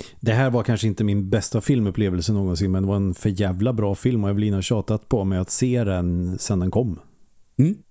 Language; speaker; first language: Swedish; native; Swedish